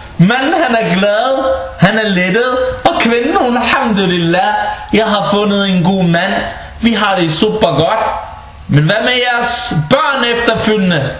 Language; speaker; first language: Danish; early bilingual, other home language; Bosnian